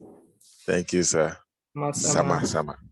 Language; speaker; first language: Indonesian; non-native, learner; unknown